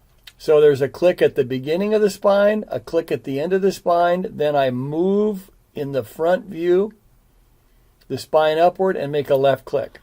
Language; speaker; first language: English; native; English